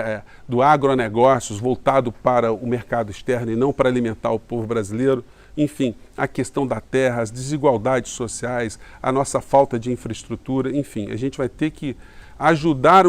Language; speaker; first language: Portuguese; native; Portuguese